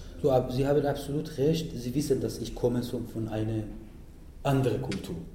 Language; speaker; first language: German; non-native, learner; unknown